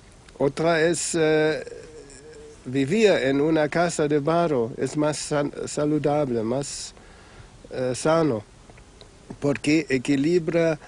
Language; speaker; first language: Spanish; non-native, fluent; German